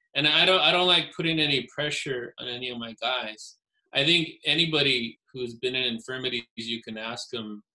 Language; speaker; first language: English; native; English